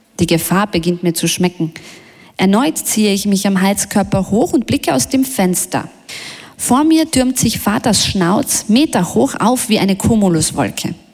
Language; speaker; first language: German; early bilingual, other home language; Bosnian